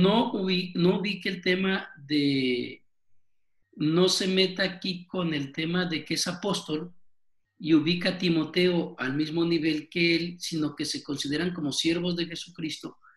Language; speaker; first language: Spanish; native; Spanish